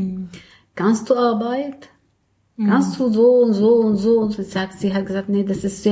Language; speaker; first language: German; non-native, learner; Arabic